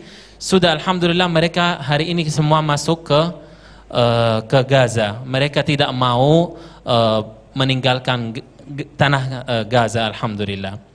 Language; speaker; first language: Indonesian; non-native, fluent; Arabic